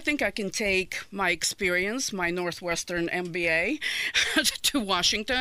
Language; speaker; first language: English; non-native, fluent; Ukrainian